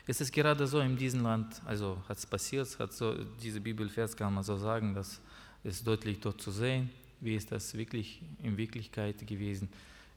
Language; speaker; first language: German; non-native, learner; Russian